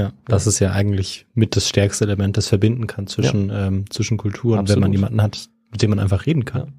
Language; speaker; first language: German; native; German